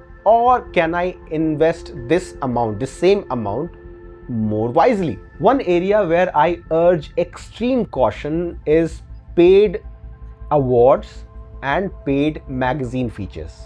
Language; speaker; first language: English; non-native, local second language; Hindi